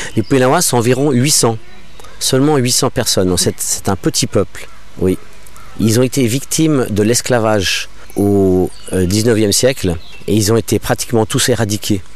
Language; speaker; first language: French; non-native, local second language; English